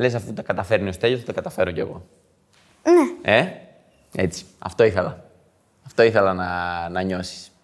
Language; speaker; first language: Greek; native; Greek